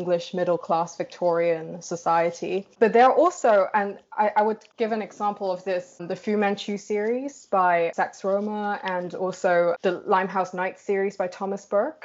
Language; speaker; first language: English; non-native, local second language; Cantonese